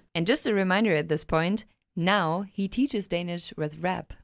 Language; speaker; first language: English; non-native, fluent; German